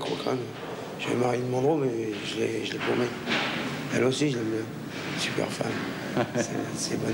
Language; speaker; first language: French; native; French